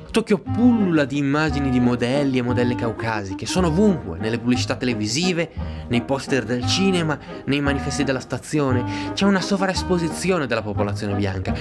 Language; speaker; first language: Italian; native; Italian